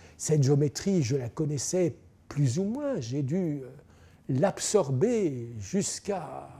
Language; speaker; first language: French; native; French